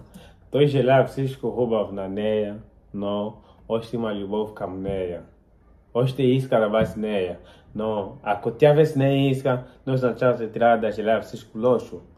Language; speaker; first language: Bulgarian; non-native, learner; Portuguese